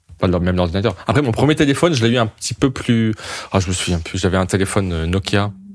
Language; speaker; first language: French; native; French